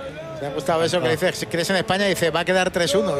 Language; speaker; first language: Spanish; native; Spanish